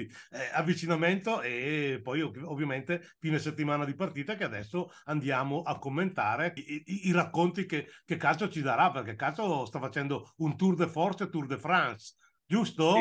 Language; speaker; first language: Italian; native; Italian